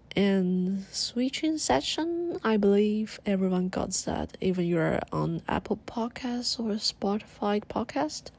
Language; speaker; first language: English; non-native, learner; Chinese